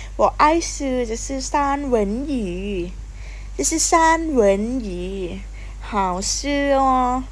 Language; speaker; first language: Chinese; non-native, learner; Lao